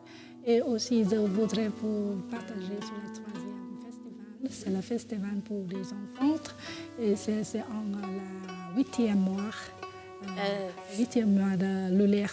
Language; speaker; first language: French; non-native, fluent; Vietnamese